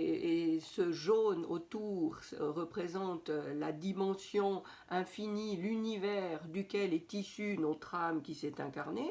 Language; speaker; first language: French; native; French